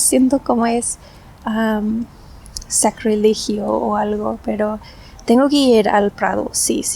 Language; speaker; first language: Spanish; non-native, fluent; English